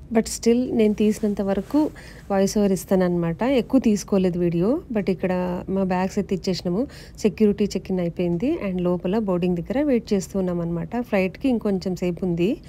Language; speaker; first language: Telugu; native; Telugu